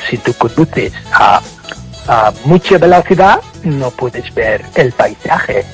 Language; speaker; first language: Spanish; non-native, fluent; English